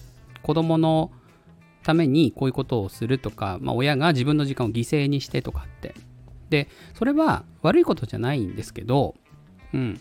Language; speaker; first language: Japanese; native; Japanese